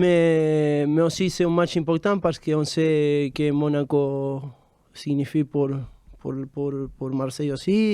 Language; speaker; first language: French; non-native, fluent; Spanish